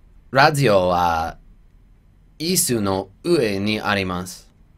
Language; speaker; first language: Japanese; non-native, learner; English